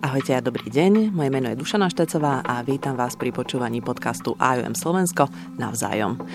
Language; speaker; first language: Slovak; native; Slovak